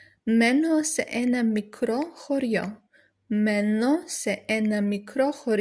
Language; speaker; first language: Greek; non-native, learner; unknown